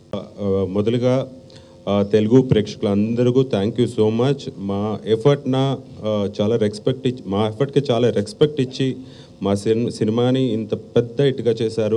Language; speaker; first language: Telugu; non-native, learner; Kannada